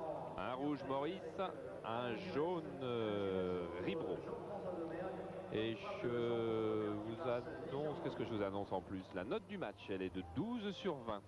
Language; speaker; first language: French; native; French